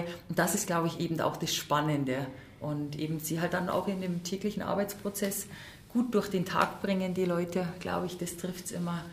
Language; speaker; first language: German; native; German